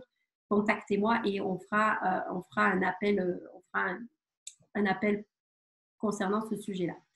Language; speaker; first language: French; native; French